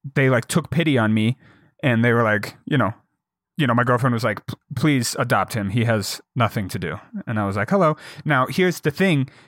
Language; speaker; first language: English; native; English